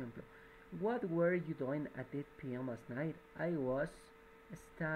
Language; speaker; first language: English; non-native, fluent; Spanish